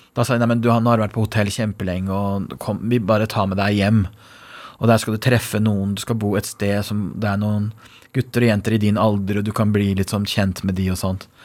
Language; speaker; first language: Norwegian; non-native, fluent; Persian